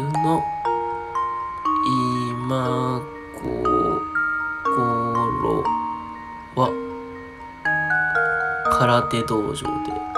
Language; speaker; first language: Japanese; native; Japanese